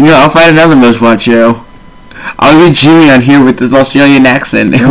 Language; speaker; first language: English; native; English